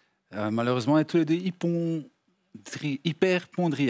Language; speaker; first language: French; native; French